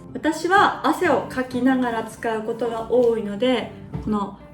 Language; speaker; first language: Japanese; native; Japanese